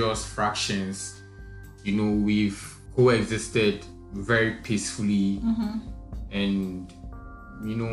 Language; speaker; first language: English; non-native, local second language; Akan